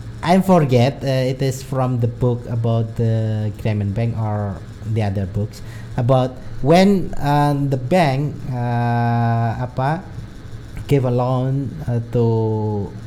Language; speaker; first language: English; non-native, learner; Indonesian